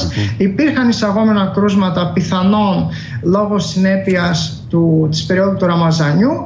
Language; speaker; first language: Greek; native; Greek